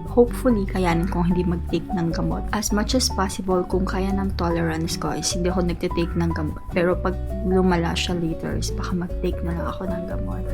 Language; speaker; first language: Filipino; native; Filipino